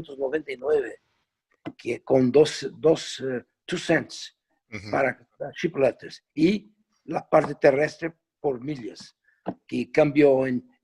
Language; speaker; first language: Spanish; non-native, fluent; Portuguese